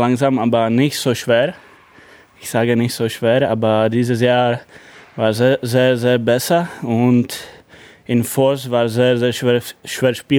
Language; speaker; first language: German; non-native, learner; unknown